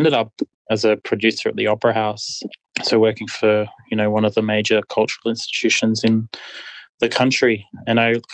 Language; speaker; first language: English; native; English